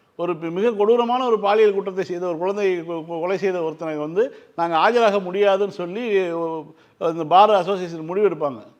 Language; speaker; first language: Tamil; native; Tamil